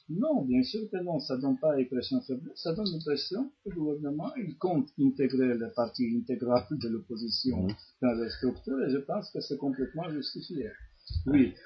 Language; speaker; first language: French; non-native, fluent; Georgian